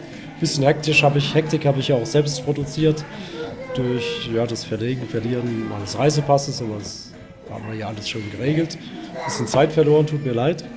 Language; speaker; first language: German; native; German